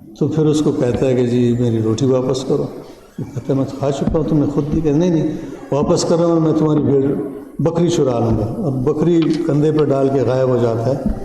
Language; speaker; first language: Urdu; non-native, local second language; Pashto